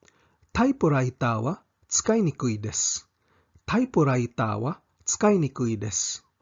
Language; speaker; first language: Japanese; non-native, fluent; English